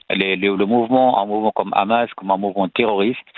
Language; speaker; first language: French; non-native, fluent; Arabic